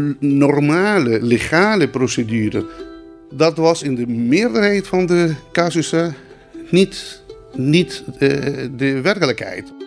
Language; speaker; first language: Dutch; non-native, local second language; Spanish